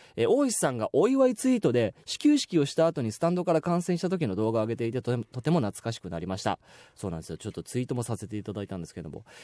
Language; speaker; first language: Japanese; native; Japanese